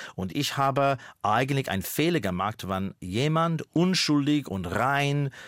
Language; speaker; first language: German; non-native, fluent; English